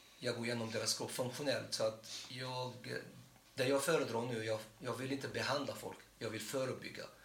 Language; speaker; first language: Swedish; non-native, fluent; Arabic